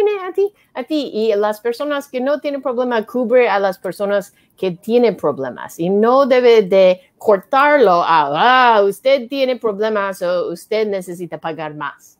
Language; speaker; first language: Spanish; non-native, learner; English